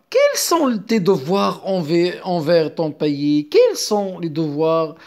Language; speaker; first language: French; non-native, local second language; Arabic